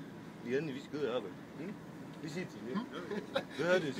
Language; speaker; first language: Danish; non-native, learner; Arabic